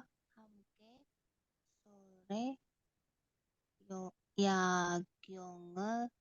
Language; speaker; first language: Korean; non-native, learner; Indonesian